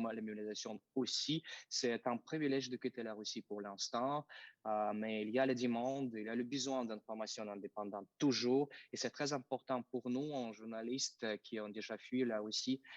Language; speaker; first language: French; non-native, fluent; Russian